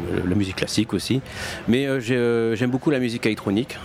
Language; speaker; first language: French; native; French